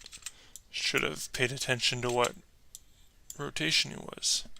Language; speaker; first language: English; native; English